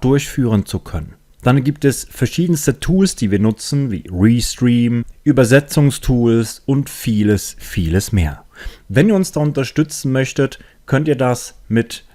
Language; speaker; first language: German; native; German